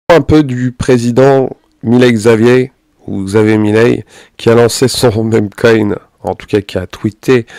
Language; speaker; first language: French; native; French